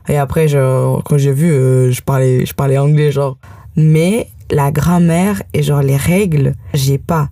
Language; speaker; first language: French; early bilingual, heritage; French